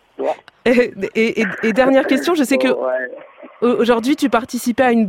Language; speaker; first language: French; native; French